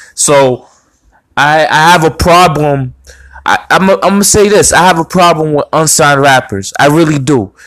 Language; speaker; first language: English; native; English